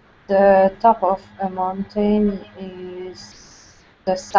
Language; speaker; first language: English; non-native, learner; Hungarian